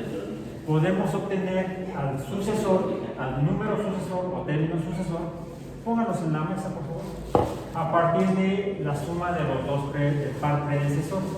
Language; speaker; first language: Spanish; native; Spanish